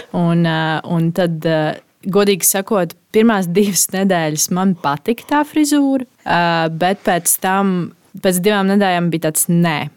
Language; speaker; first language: Latvian; native; Latvian